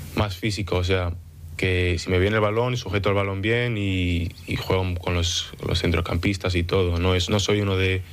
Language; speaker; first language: Spanish; early bilingual, other home language; English